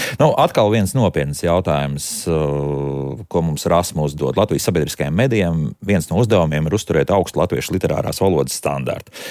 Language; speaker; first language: Latvian; native; Latvian